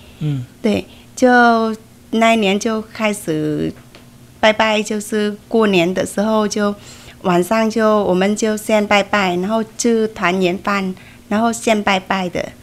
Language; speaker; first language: Chinese; non-native, fluent; Vietnamese